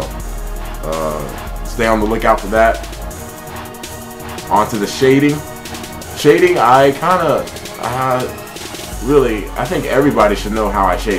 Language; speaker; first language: English; native; English